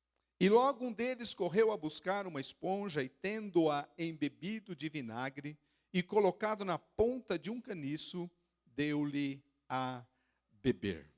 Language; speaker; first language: Portuguese; native; Portuguese